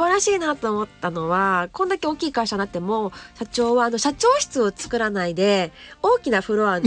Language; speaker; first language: Japanese; native; Japanese